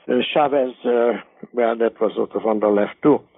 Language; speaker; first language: English; non-native, fluent; Hungarian